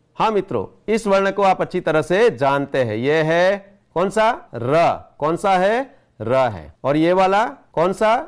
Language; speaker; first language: Hindi; non-native, local second language; Gujarati